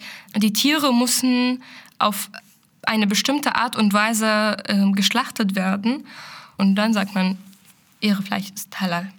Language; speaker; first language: German; non-native, fluent; Arabic